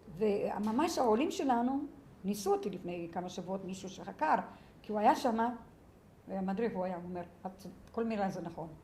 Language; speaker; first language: Hebrew; early bilingual, other home language; Yiddish